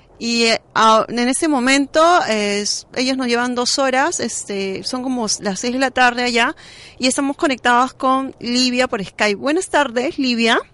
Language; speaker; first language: Spanish; native; Spanish